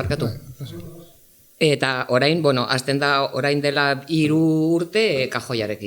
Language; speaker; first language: Basque; non-native, local second language; Spanish